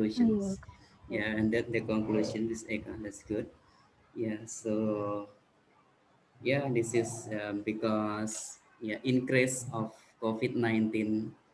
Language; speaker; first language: English; non-native, fluent; Indonesian